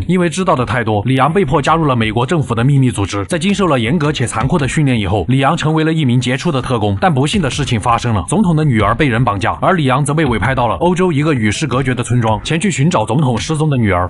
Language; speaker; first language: Chinese; native; Chinese